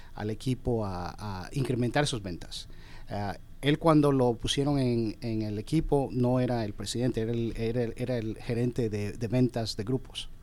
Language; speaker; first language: Spanish; early bilingual, heritage; Spanish